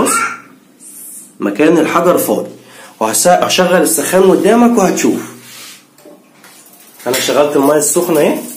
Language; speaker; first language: Arabic; native; Arabic